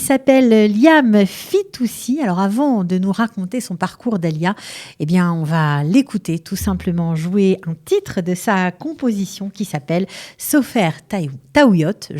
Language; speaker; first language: French; native; French